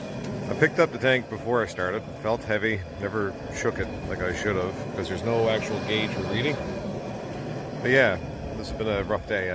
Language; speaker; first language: English; native; English